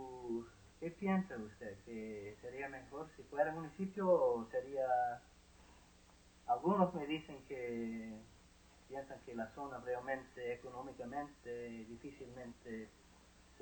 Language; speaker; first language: Spanish; non-native, fluent; English